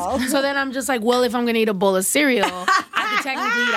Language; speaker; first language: English; early bilingual, other home language; Spanish